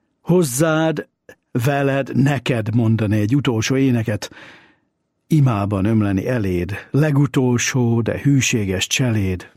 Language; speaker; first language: Hungarian; native; Hungarian